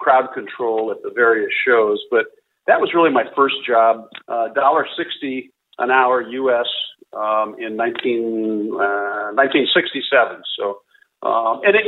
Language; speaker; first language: English; native; English